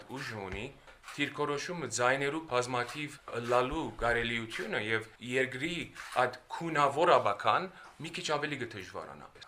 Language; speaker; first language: Armenian; early bilingual, heritage; Armenian